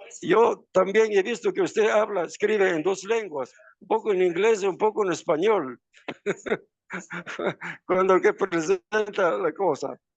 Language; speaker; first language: Spanish; non-native, fluent; Italian